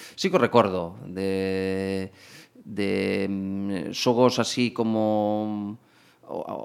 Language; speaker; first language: Galician; native; Galician